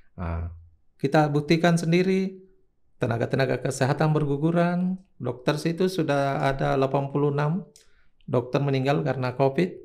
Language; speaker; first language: Indonesian; native; Indonesian